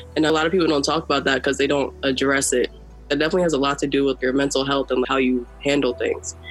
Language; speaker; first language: English; native; English